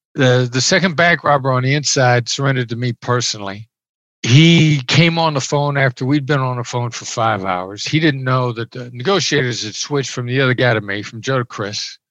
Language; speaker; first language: English; native; English